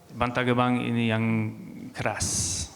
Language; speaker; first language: Indonesian; non-native, learner; German